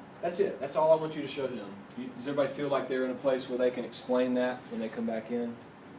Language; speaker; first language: English; native; English